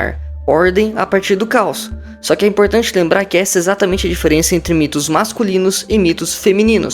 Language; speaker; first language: Portuguese; native; Portuguese